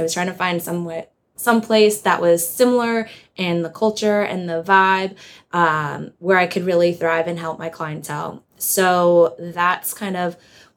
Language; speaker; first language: English; native; English